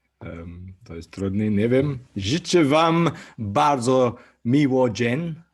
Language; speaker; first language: Polish; non-native, learner; English